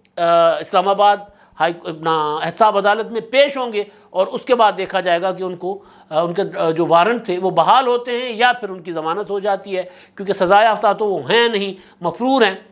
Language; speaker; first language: Urdu; non-native, local second language; Sindhi